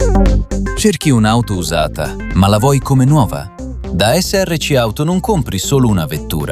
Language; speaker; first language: Italian; native; Italian